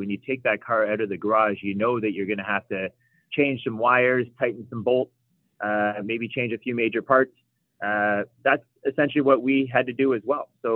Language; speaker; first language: English; native; English